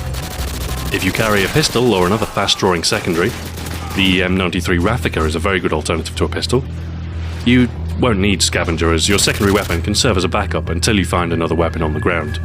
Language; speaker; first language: English; native; English